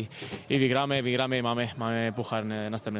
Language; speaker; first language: Polish; non-native, learner; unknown